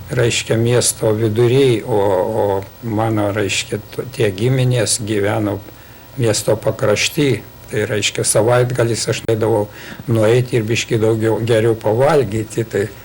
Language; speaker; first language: Lithuanian; native; Lithuanian